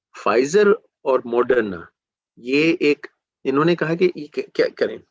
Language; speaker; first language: Urdu; native; Urdu